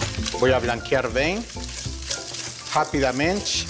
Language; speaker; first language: Portuguese; non-native, fluent; Spanish